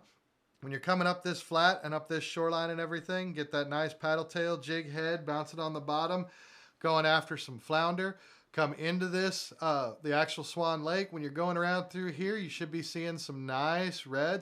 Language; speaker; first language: English; native; English